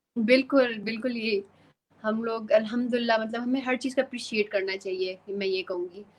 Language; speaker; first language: Urdu; native; Urdu